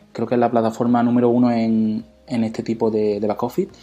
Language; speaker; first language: Spanish; native; Spanish